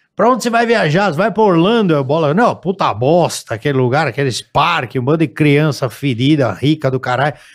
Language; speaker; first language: Portuguese; native; Portuguese